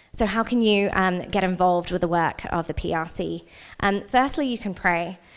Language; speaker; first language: English; native; English